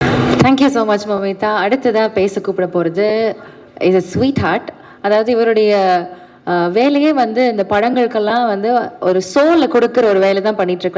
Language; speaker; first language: Tamil; native; Tamil